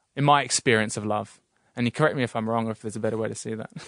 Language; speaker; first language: English; native; English